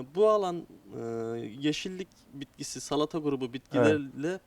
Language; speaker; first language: Turkish; native; Turkish